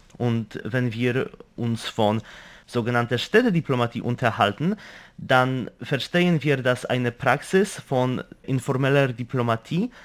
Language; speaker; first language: German; non-native, fluent; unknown